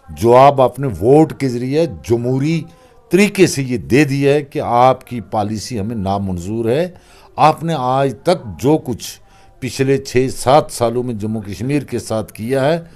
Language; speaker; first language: Hindi; non-native, local second language; Kashmiri